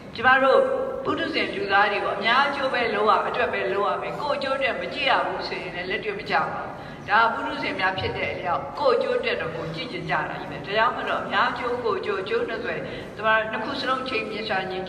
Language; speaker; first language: Burmese; native; Burmese